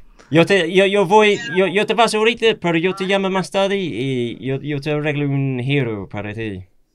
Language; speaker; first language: Spanish; non-native, learner; English